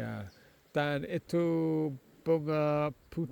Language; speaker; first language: Indonesian; non-native, learner; English